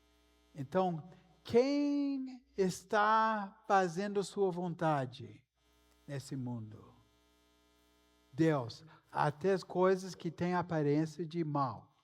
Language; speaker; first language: Portuguese; non-native, fluent; English